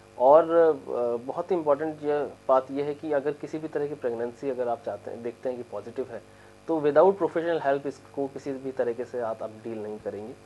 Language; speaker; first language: Hindi; native; Hindi